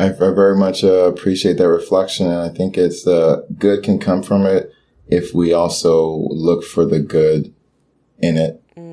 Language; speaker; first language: English; early bilingual, other home language; Haitian Creole